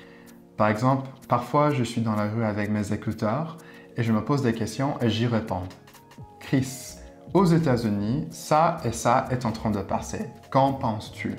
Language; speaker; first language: French; non-native, fluent; English